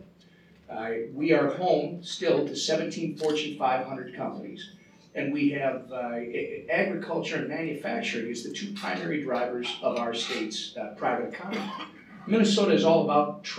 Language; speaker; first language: English; native; English